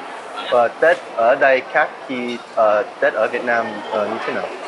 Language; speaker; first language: Vietnamese; early bilingual, heritage; Vietnamese